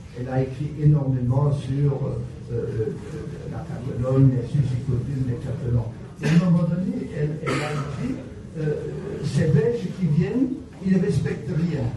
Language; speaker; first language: French; native; French